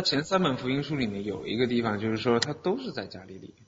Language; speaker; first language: Chinese; native; Chinese